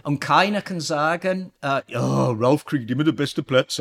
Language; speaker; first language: German; non-native, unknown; English